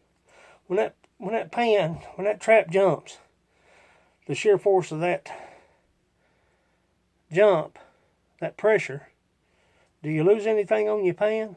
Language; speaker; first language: English; native; English